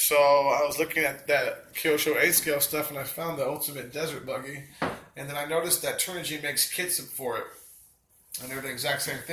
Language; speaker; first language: English; native; English